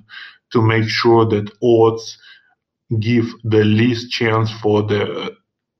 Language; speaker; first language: English; non-native, fluent; Russian